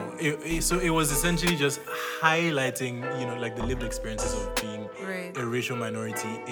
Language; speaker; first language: English; non-native, local second language; Yoruba